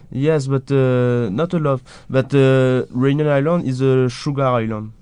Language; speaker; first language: English; non-native, learner; French